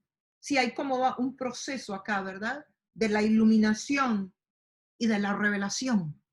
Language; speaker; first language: Spanish; native; Spanish